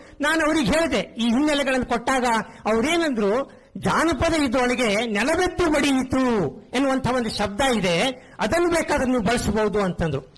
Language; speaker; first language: Kannada; non-native, local second language; Konkani